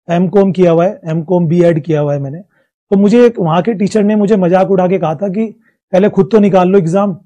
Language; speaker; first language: Hindi; native; Hindi